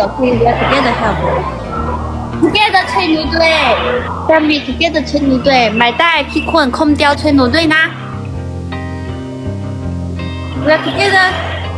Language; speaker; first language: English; non-native, learner; Thai